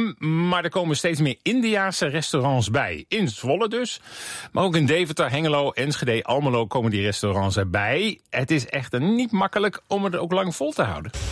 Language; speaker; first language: Dutch; native; Dutch